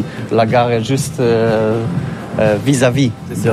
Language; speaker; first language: French; non-native, learner; Polish